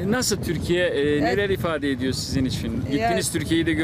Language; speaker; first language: Turkish; native; Turkish